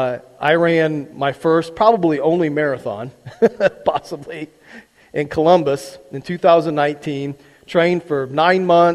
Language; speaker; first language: English; native; English